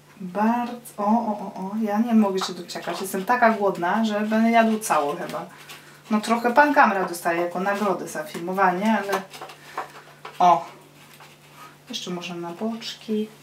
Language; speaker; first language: Polish; non-native, learner; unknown